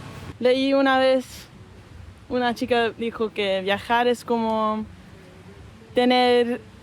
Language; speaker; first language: Spanish; non-native, learner; English